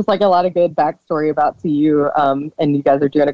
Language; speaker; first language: English; native; English